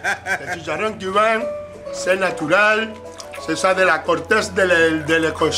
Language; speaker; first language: French; non-native, learner; Spanish